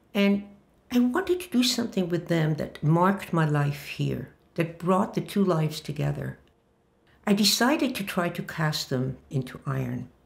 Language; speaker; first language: English; early bilingual, other home language; Hebrew